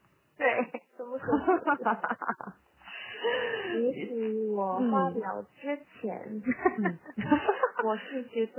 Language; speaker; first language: Chinese; non-native, learner; Korean